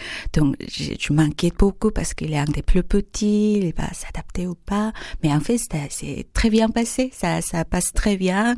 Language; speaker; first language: French; non-native, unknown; Korean